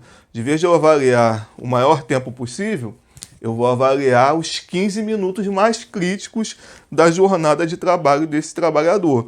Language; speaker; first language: Portuguese; native; Portuguese